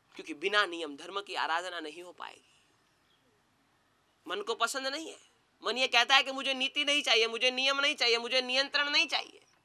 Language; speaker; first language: Hindi; non-native, local second language; Gujarati